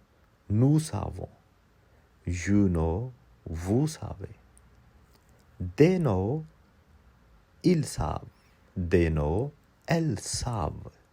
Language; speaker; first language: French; non-native, fluent; Urdu